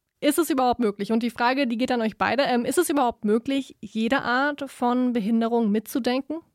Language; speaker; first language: German; native; German